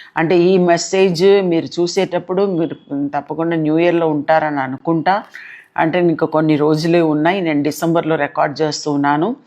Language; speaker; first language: Telugu; non-native, local second language; Tamil